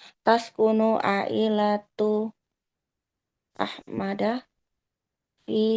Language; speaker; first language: Arabic; non-native, learner; Indonesian